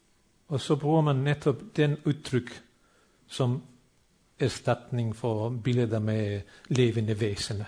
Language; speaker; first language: Danish; non-native, fluent; Bosnian